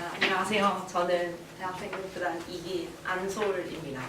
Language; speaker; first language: Korean; native; Korean